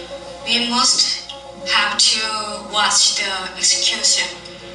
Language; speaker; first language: English; non-native, learner; Korean